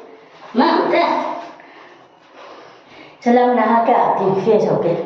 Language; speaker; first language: Hindi; non-native, local second language; Bangla